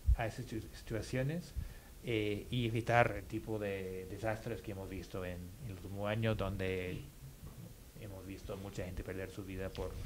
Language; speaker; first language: Spanish; non-native, fluent; English